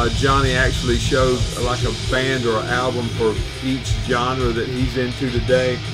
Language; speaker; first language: English; native; English